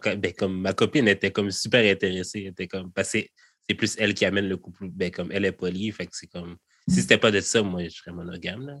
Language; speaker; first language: French; native; French